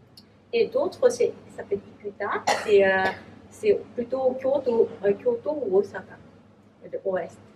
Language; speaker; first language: French; non-native, learner; Japanese